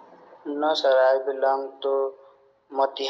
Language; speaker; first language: English; non-native, learner; Hindi